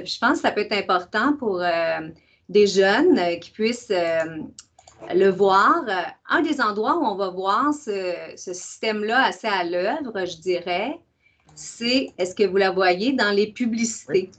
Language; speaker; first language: French; native; French